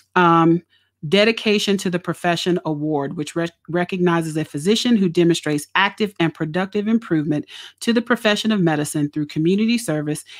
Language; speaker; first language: English; native; English